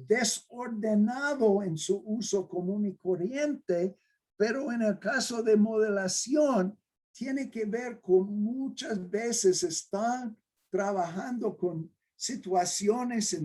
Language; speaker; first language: Spanish; non-native, fluent; English